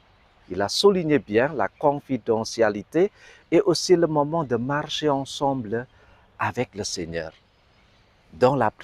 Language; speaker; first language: French; non-native, fluent; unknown